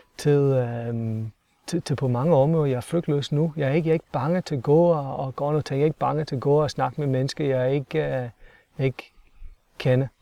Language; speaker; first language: Danish; non-native, fluent; English